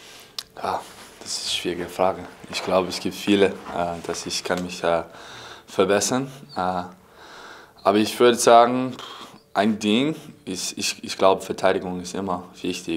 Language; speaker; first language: German; non-native, fluent; English